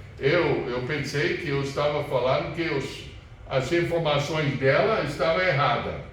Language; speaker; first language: Portuguese; non-native, fluent; English